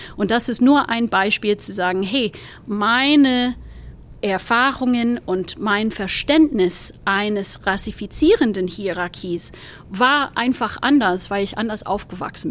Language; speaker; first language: German; non-native, fluent; English